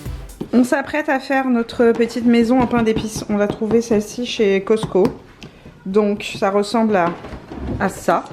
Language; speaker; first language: French; native; French